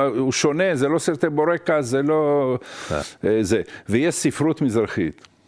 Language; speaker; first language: Hebrew; early bilingual, other home language; Arabic